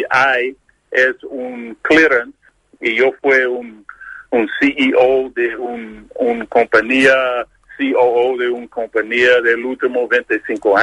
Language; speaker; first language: Spanish; non-native, learner; English